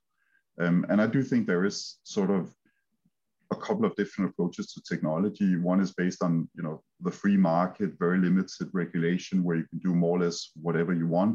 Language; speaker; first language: English; non-native, fluent; Danish